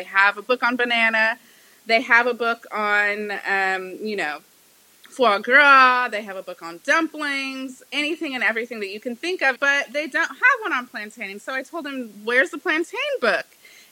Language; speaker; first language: English; native; English